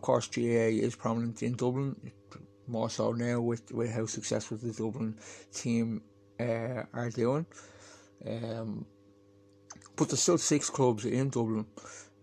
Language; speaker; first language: English; native; English